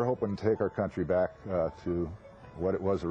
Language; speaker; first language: English; native; English